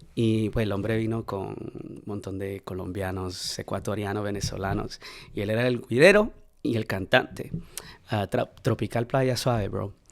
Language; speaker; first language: Spanish; early bilingual, heritage; Spanish